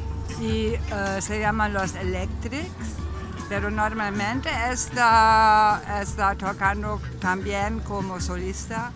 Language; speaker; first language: Spanish; non-native, fluent; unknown